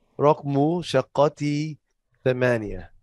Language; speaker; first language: Arabic; non-native, learner; English